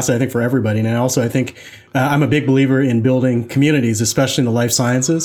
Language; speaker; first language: English; native; English